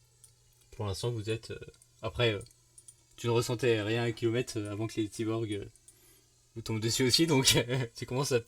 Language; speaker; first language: French; native; French